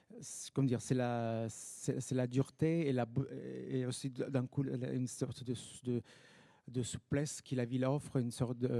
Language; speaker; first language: French; non-native, fluent; Italian